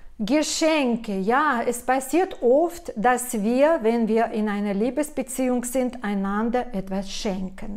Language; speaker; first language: German; non-native, fluent; Russian